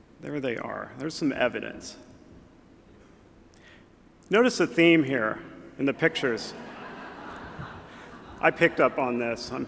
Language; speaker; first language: English; native; English